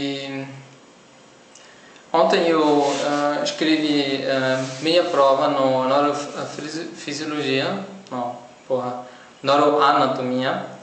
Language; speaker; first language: Portuguese; non-native, learner; German